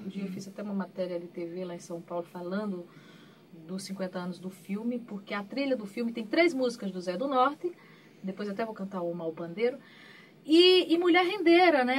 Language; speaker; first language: Portuguese; native; Portuguese